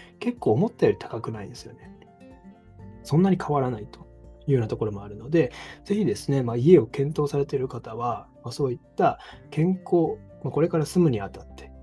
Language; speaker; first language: Japanese; native; Japanese